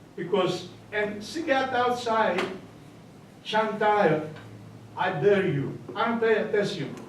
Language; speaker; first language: English; non-native, learner; Greek